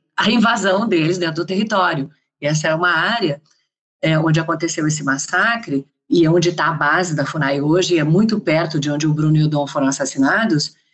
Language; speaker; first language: Portuguese; native; Portuguese